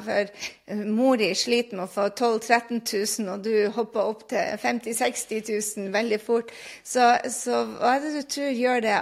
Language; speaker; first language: Norwegian; native; Norwegian